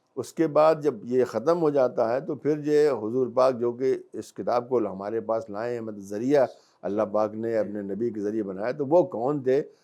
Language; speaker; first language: Urdu; native; Urdu